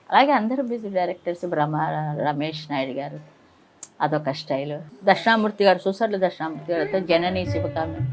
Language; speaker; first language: Telugu; native; Telugu